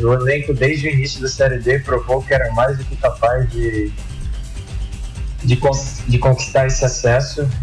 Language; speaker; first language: Portuguese; native; Portuguese